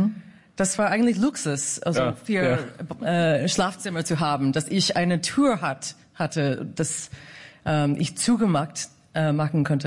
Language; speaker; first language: German; non-native, fluent; English